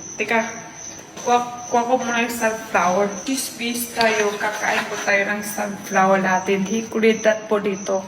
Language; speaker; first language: Filipino; non-native, learner; Chinese